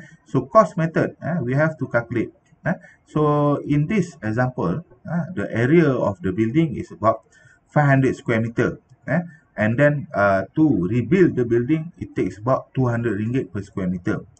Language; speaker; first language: English; non-native, local second language; Malay